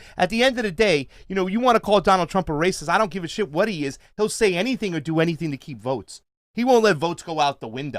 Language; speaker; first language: English; native; English